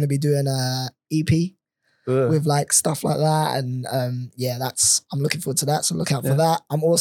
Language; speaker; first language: English; native; English